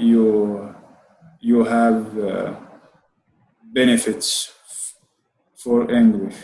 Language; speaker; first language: English; non-native, learner; Arabic